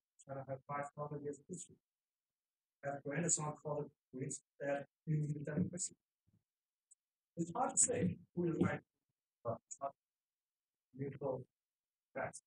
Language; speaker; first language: English; non-native, fluent; Chinese